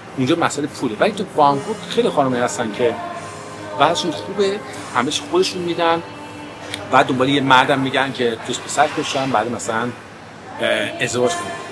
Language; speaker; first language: Persian; early bilingual, heritage; Persian